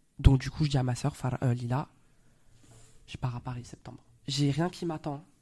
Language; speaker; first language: French; native; French